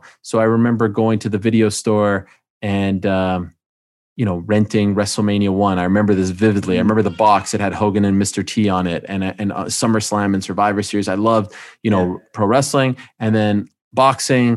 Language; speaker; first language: English; native; English